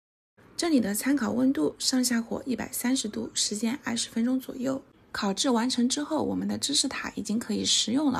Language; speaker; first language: Chinese; native; Chinese